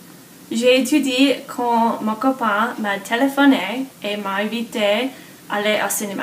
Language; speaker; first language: French; non-native, learner; English